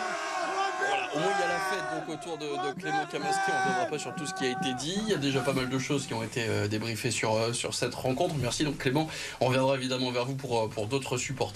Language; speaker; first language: French; native; French